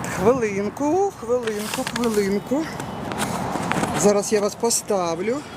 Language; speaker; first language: Ukrainian; native; Ukrainian